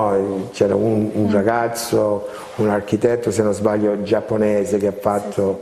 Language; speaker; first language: Italian; early bilingual, heritage; Italian